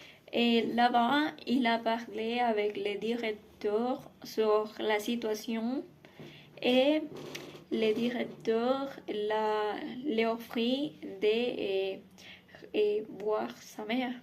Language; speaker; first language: French; non-native, learner; Spanish